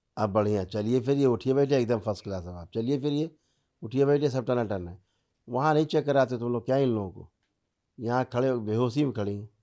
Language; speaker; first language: Hindi; native; Hindi